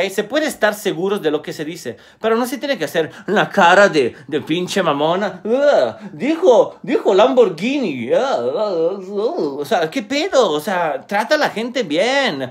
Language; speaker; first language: Spanish; non-native, fluent; Italian